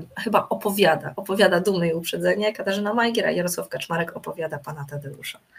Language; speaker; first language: Polish; native; Polish